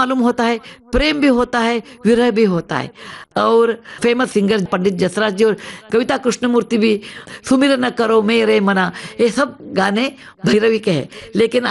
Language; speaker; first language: Hindi; non-native, local second language; Kannada